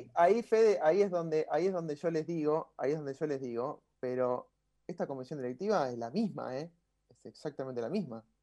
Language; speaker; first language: Spanish; native; Spanish